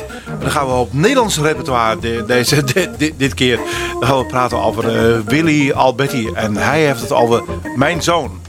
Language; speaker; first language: Dutch; native; Dutch